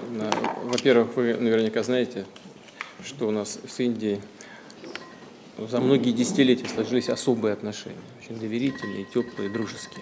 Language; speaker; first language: Russian; native; Russian